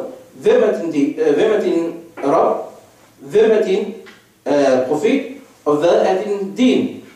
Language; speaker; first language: Danish; non-native, fluent; Arabic